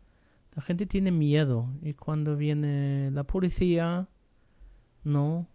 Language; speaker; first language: Spanish; non-native, learner; German